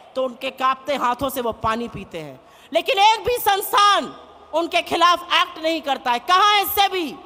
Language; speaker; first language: Hindi; native; Hindi